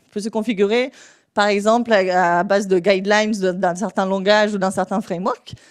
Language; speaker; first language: French; non-native, fluent; Spanish